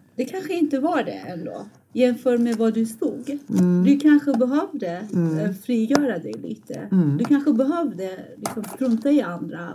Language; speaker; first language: Swedish; non-native, fluent; Persian